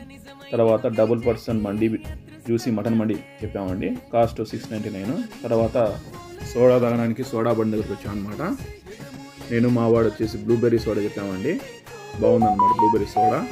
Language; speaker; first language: Telugu; native; Telugu